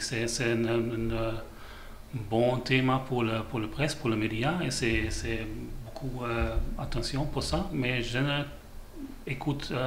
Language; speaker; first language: French; non-native, learner; German